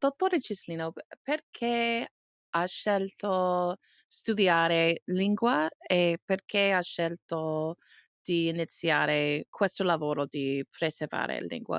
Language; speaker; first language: Italian; non-native, learner; English